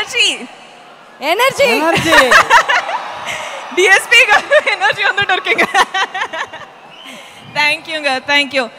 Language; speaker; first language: Tamil; non-native, learner; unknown